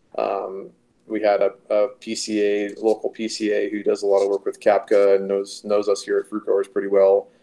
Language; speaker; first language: English; native; English